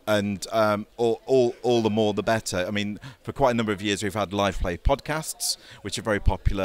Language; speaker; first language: English; native; English